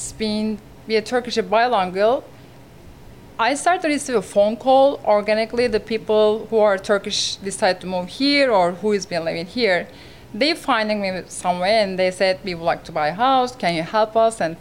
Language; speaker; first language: English; non-native, learner; Turkish